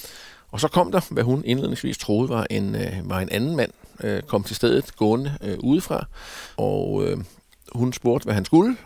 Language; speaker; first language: Danish; native; Danish